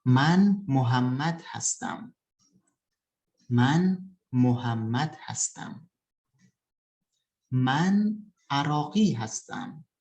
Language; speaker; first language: Persian; early bilingual, other home language; Indonesian